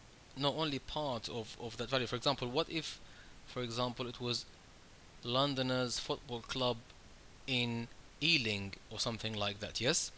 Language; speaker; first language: English; non-native, fluent; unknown